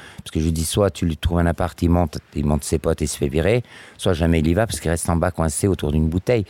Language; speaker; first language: French; native; French